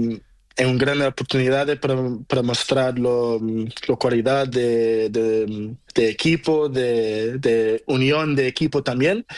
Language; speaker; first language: Spanish; non-native, learner; Portuguese